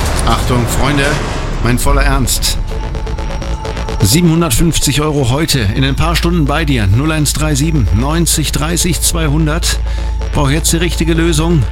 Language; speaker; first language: German; native; German